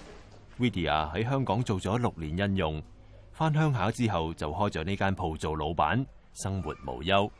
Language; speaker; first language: Cantonese; native; Cantonese